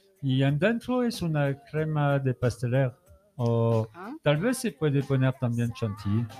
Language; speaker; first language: Spanish; non-native, learner; French